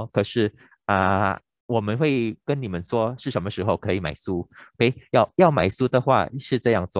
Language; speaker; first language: Chinese; non-native, local second language; Filipino